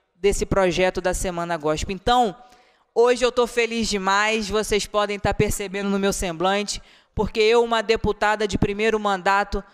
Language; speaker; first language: Portuguese; native; Portuguese